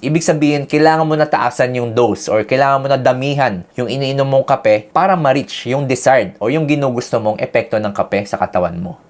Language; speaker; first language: Filipino; native; Filipino